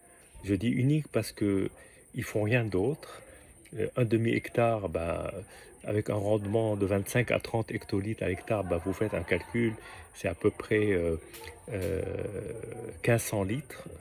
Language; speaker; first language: French; native; French